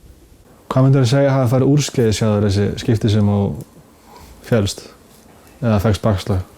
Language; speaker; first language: Icelandic; native; Icelandic